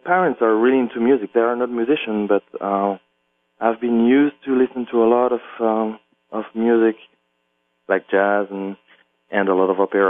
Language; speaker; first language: English; non-native, fluent; French